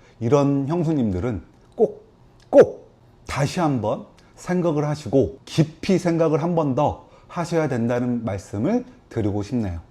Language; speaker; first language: Korean; native; Korean